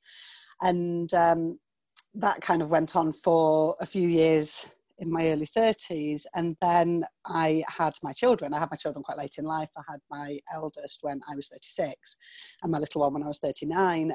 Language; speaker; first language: English; native; English